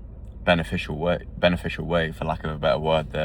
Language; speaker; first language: English; native; English